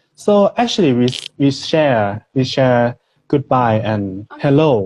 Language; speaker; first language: English; non-native, fluent; Thai